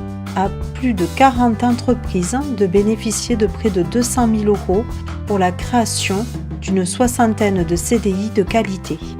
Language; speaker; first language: French; native; French